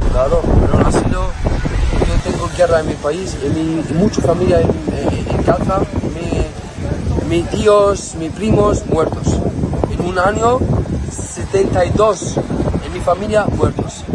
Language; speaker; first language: Spanish; non-native, learner; Arabic